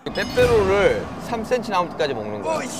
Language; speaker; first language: Korean; native; Korean